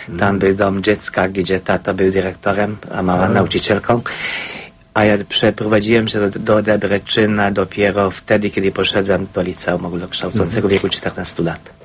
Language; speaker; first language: Polish; non-native, fluent; Hungarian